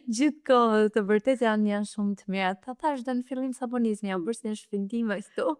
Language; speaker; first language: Albanian; early bilingual, heritage; Albanian